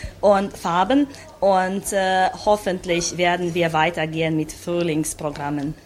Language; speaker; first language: German; non-native, local second language; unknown